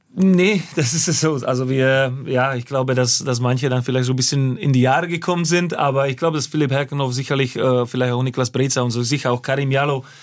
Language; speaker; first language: German; non-native, fluent; Slovak